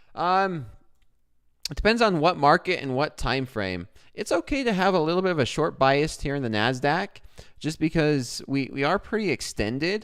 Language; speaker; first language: English; native; English